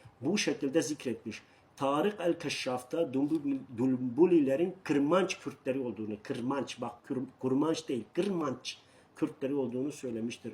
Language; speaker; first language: Turkish; non-native, local second language; Kurdish